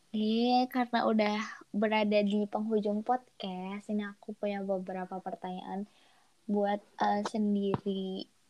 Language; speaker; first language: Indonesian; native; Indonesian